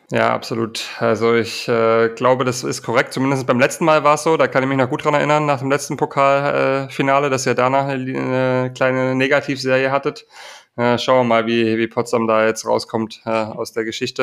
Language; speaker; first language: German; native; German